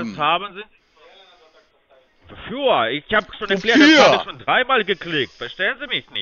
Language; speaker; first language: German; non-native, fluent; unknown